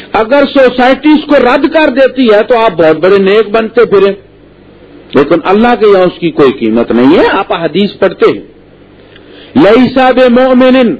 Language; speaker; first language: Urdu; non-native, local second language; Punjabi